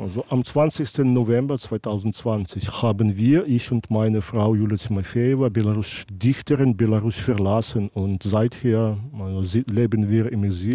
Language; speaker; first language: German; non-native, local second language; Belarusian